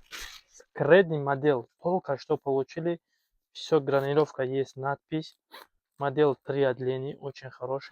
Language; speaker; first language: Russian; non-native, fluent; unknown